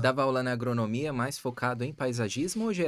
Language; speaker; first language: Portuguese; native; Portuguese